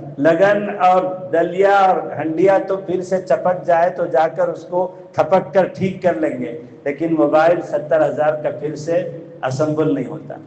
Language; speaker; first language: Urdu; native; Urdu